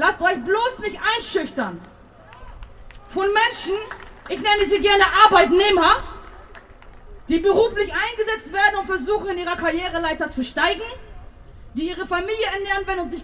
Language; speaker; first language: German; native; German